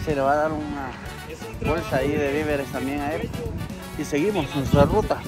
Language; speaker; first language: Spanish; native; Spanish